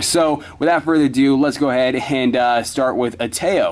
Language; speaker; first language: English; native; English